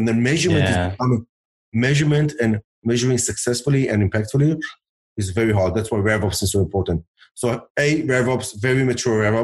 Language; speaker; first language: English; early bilingual, other home language; Hebrew